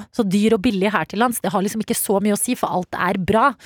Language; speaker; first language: Norwegian; native; Norwegian